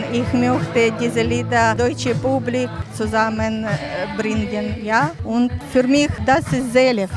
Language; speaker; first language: German; non-native, learner; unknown